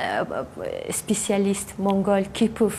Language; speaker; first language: French; non-native, learner; Mongolian